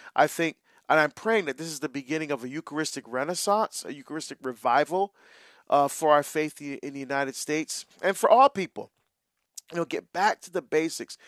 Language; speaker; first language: English; native; English